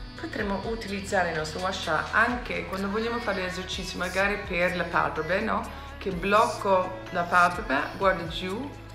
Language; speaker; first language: Italian; non-native, fluent; English